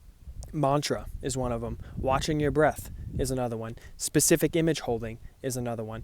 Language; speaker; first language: English; native; English